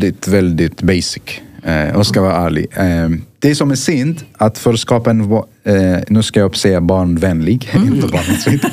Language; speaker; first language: Swedish; non-native, fluent; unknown